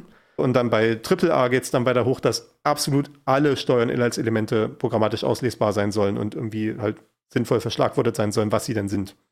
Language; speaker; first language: German; native; German